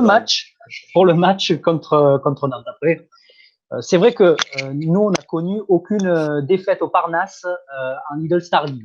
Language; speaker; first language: French; native; French